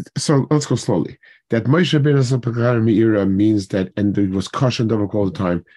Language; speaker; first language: English; native; English